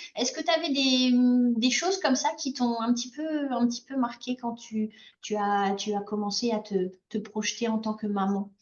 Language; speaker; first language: French; native; French